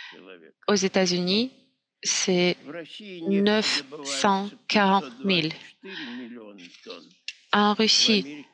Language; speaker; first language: French; non-native, fluent; Russian